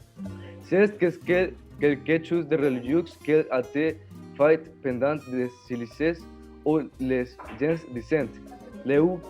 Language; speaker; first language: French; non-native, learner; Spanish